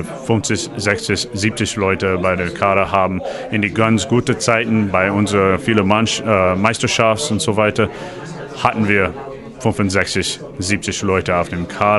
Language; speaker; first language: German; non-native, learner; English